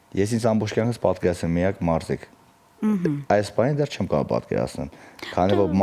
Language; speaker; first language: Armenian; early bilingual, heritage; Armenian